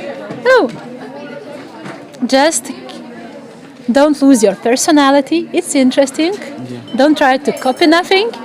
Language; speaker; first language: English; non-native, fluent; Lithuanian